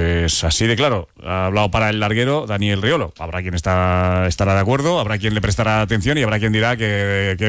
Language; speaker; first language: Spanish; native; Spanish